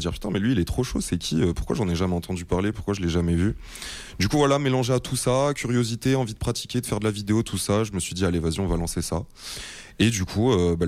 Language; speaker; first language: French; native; French